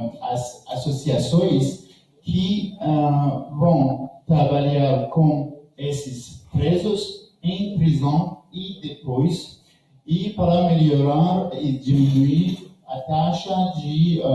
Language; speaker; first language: Portuguese; non-native, learner; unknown